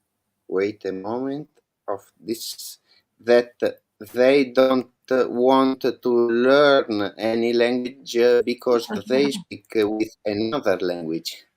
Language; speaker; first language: English; non-native, learner; Italian